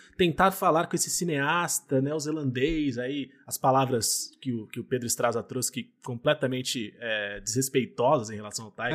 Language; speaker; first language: Portuguese; native; Portuguese